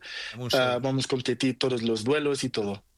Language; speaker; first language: Spanish; non-native, learner; Portuguese